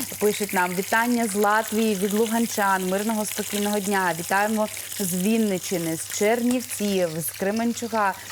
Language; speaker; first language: Ukrainian; native; Ukrainian